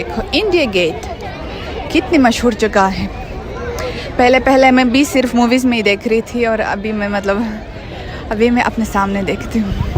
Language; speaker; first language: Hindi; non-native, fluent; Russian